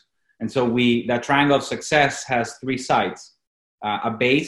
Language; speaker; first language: English; non-native, fluent; Spanish